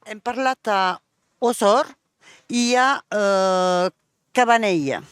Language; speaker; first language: Catalan; non-native, local second language; French